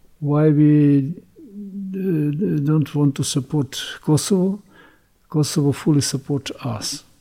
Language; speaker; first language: English; non-native, learner; Ukrainian